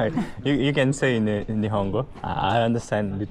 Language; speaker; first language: English; non-native, fluent; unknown